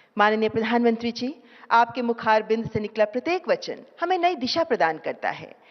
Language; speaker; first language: Hindi; native; Hindi